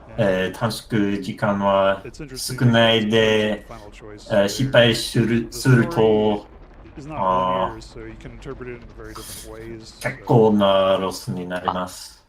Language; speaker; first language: Japanese; non-native, learner; English